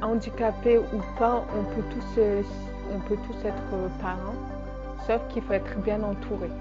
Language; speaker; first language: French; native; French